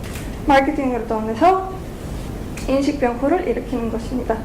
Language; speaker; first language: Korean; non-native, fluent; Bulgarian